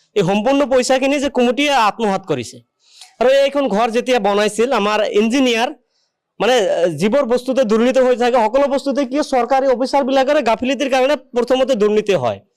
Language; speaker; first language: Assamese; non-native, local second language; Bangla